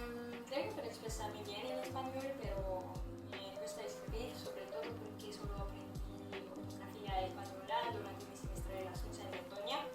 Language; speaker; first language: Spanish; early bilingual, heritage; Spanish